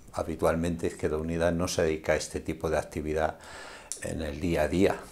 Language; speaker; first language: Spanish; native; Spanish